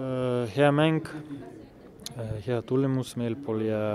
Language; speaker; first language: Estonian; non-native, local second language; Russian